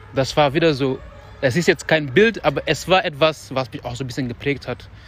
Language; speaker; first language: German; non-native, fluent; Wolof